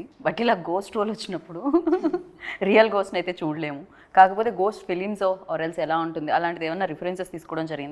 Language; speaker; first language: Telugu; native; Telugu